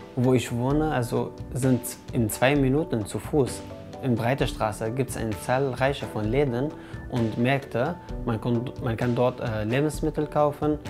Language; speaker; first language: German; non-native, fluent; Arabic